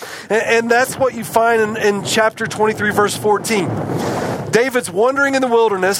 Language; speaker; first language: English; native; English